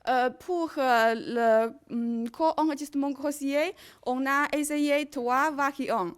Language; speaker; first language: French; non-native, learner; Chinese